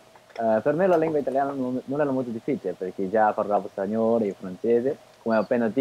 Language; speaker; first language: Italian; non-native, fluent; Japanese